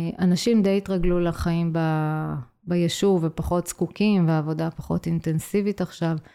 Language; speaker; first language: Hebrew; native; Hebrew